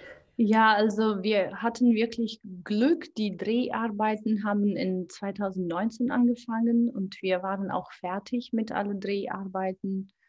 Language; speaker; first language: German; non-native, fluent; Georgian